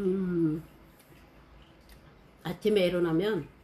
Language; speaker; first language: Korean; non-native, fluent; Iloko